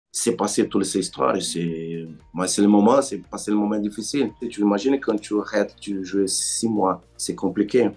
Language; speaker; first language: French; non-native, learner; Portuguese